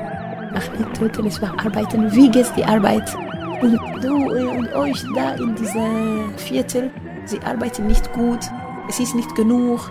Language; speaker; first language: German; non-native, fluent; Kinyarwanda